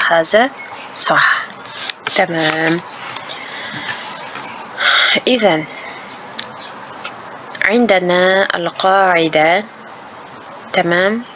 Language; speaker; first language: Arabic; non-native, fluent; Uzbek